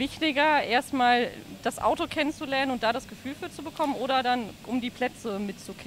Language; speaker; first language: German; native; German